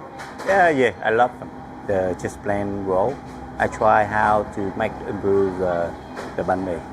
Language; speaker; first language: English; non-native, learner; Vietnamese